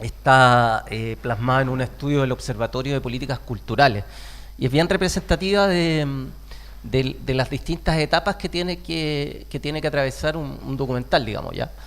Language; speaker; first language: Spanish; native; Spanish